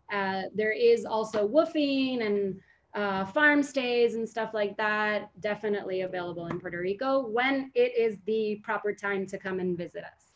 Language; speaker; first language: English; early bilingual, other home language; Spanish